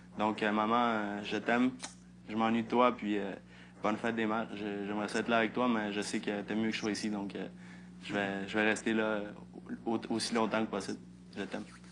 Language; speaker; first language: French; early bilingual, other home language; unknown